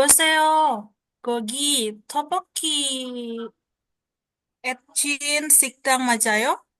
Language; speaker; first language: Korean; non-native, learner; Indonesian